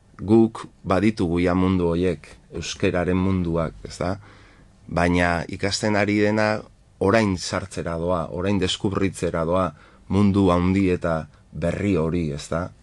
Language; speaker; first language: Basque; non-native, local second language; Spanish